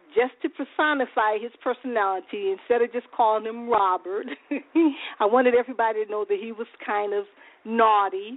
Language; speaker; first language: English; native; English